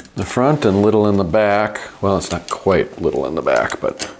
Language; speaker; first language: English; native; English